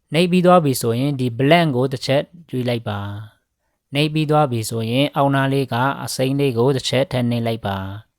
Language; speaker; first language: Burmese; non-native, local second language; Pa'o Karen